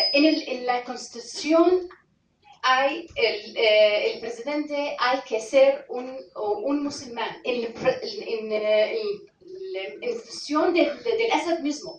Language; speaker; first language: Spanish; non-native, fluent; Arabic